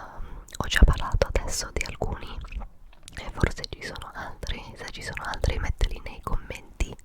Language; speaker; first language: Italian; early bilingual, heritage; English